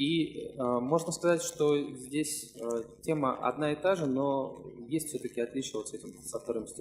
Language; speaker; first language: Russian; native; Russian